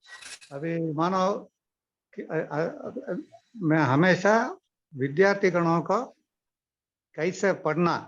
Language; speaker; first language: Hindi; non-native, local second language; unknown